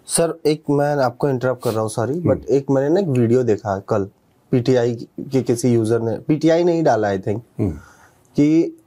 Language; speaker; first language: Hindi; native; Hindi